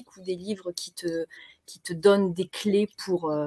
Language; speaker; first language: French; native; French